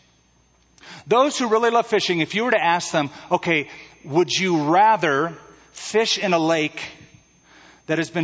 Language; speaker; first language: English; native; English